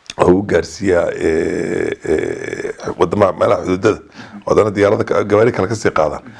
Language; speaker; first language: Somali; native; Somali